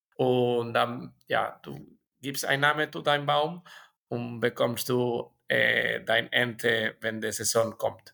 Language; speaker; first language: German; non-native, learner; Spanish